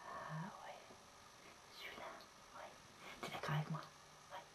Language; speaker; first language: French; native; French